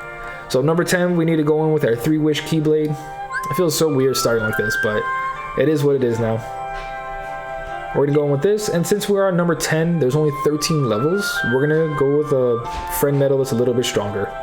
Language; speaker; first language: English; native; English